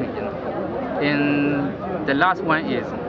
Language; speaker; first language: English; non-native, learner; Burmese